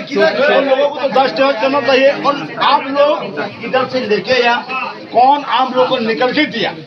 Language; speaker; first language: Hindi; non-native, local second language; Kok Borok